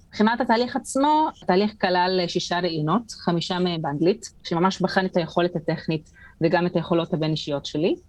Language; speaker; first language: Hebrew; non-native, local second language; Arabic